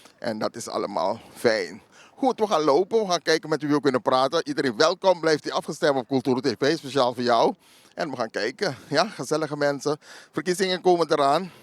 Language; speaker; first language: Dutch; native; Dutch